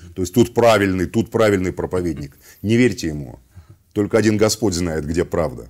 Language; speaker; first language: Russian; native; Russian